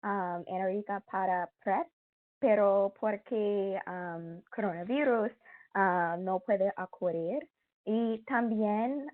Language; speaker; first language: Spanish; non-native, learner; English